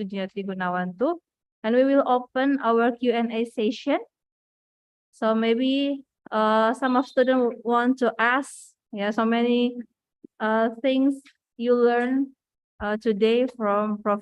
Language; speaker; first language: English; non-native, fluent; Indonesian